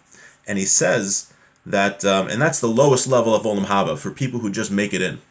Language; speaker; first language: English; native; English